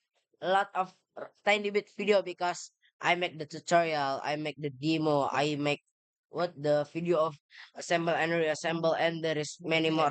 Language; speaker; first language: English; non-native, learner; Indonesian